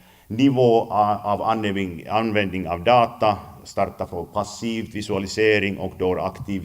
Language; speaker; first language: Swedish; non-native, fluent; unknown